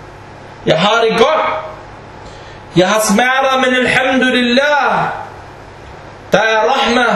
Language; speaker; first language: Danish; non-native, fluent; Arabic